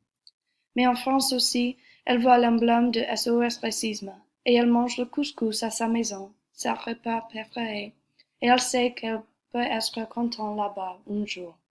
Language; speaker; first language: French; non-native, learner; English